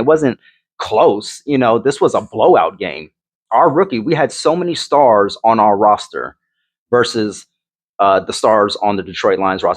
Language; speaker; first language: English; native; English